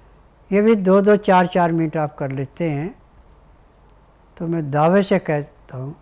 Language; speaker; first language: Hindi; native; Hindi